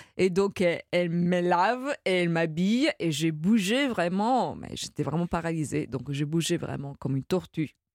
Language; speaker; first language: French; non-native, fluent; Italian